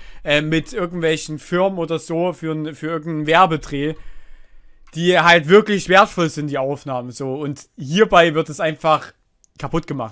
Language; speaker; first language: German; native; German